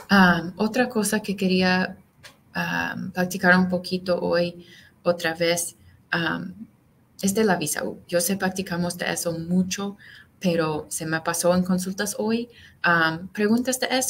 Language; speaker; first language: Spanish; non-native, fluent; English